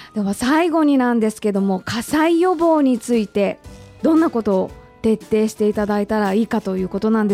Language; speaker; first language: Japanese; native; Japanese